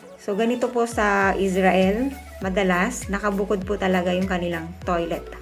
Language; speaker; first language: Filipino; native; Filipino